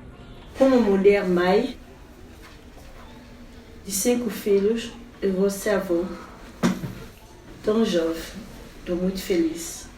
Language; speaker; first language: Portuguese; non-native, fluent; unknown